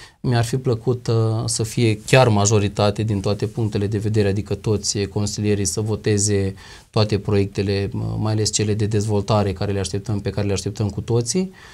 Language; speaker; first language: Romanian; native; Romanian